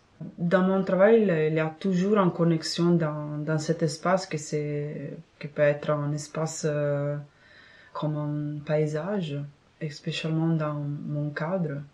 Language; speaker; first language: French; non-native, fluent; Italian